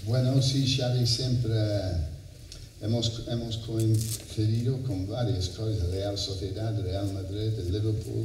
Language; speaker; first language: Spanish; non-native, fluent; English